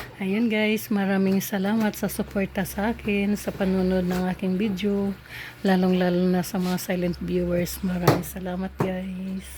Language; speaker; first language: Filipino; non-native, local second language; Waray